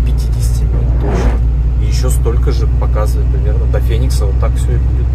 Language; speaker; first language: Russian; native; Russian